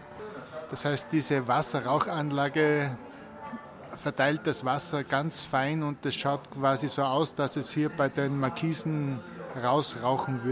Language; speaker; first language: German; native; German